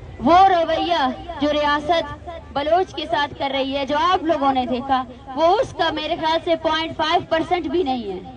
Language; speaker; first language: Urdu; non-native, local second language; Baluchi